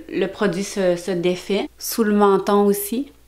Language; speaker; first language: French; native; French